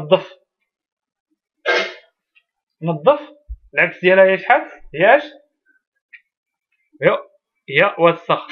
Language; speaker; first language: Arabic; native; Arabic